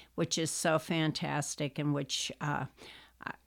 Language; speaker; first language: English; native; English